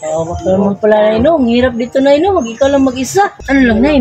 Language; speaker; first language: Filipino; non-native, local second language; Cebuano